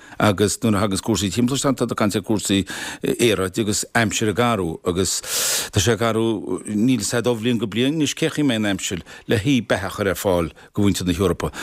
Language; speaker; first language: Irish; native; Irish